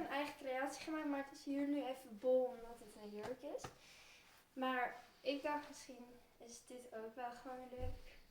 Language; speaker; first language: Dutch; early bilingual, heritage; Turkish